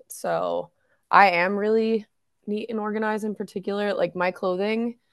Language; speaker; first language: English; native; English